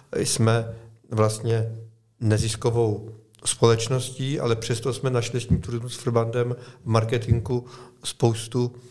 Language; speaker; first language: Czech; non-native, fluent; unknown